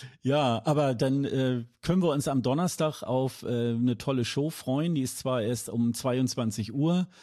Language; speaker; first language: German; native; German